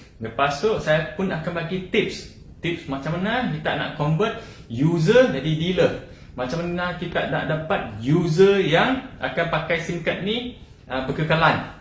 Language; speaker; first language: Malay; non-native, local second language; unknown